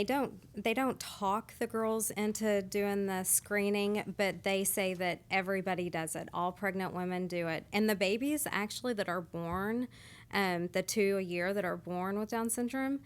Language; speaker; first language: English; native; English